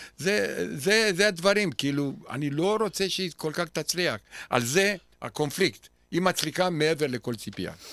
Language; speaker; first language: Hebrew; non-native, fluent; Romanian